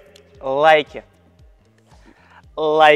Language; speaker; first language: Russian; native; Russian